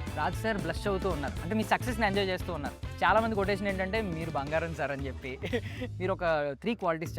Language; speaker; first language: Telugu; native; Telugu